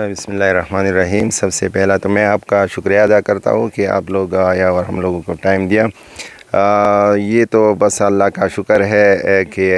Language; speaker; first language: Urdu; non-native, local second language; Pashto